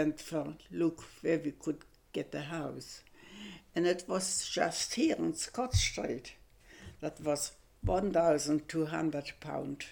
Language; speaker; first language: English; non-native, fluent; German